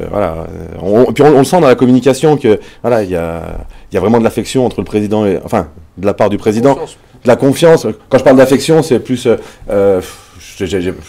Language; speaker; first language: French; native; French